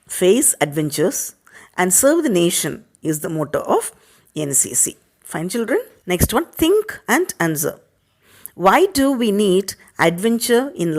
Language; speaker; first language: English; non-native, local second language; Tamil